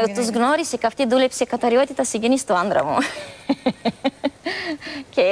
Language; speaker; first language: Greek; non-native, learner; Romanian